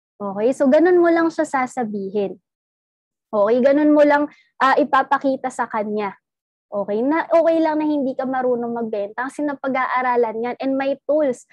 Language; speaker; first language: Filipino; non-native, local second language; Cebuano